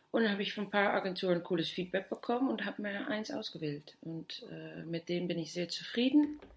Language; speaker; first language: German; non-native, fluent; Dutch